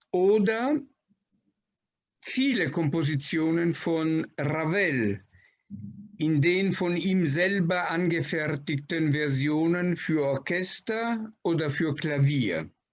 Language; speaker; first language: German; non-native, fluent; Italian